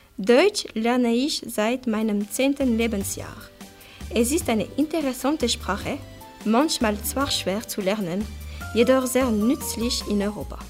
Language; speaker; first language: German; non-native, local second language; French